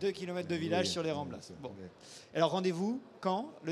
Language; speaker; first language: French; native; French